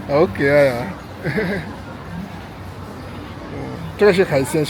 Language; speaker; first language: Chinese; non-native, learner; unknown